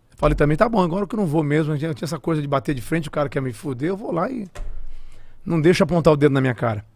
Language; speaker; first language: Portuguese; native; Portuguese